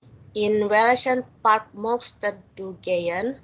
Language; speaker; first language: German; non-native, learner; Indonesian